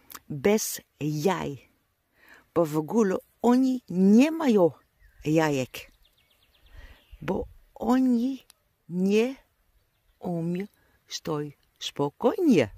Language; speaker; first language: Polish; non-native, learner; Dutch